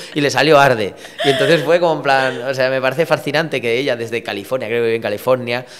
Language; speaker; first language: Spanish; early bilingual, other home language; Romanian